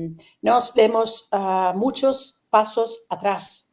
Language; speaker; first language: Spanish; non-native, learner; Italian